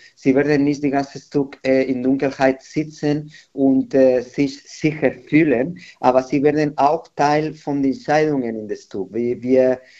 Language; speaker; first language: German; non-native, learner; Spanish